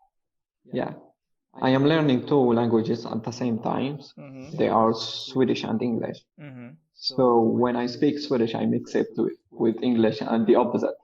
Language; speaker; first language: English; non-native, learner; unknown